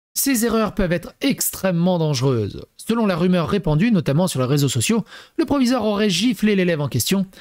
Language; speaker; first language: French; native; French